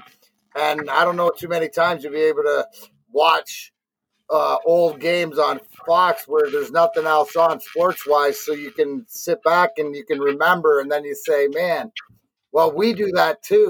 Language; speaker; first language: English; native; English